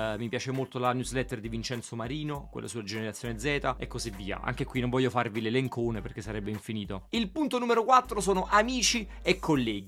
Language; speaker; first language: Italian; native; Italian